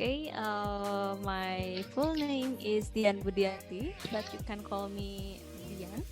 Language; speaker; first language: English; non-native, fluent; Indonesian